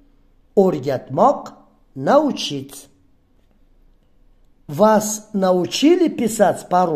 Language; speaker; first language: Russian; non-native, fluent; Uzbek